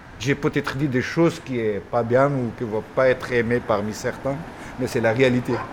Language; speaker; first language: French; non-native, fluent; Pashto